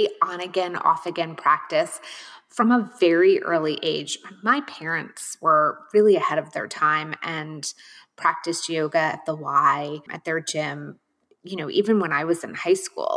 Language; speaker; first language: English; native; English